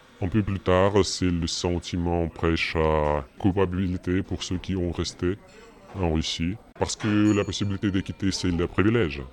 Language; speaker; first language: French; non-native, learner; Russian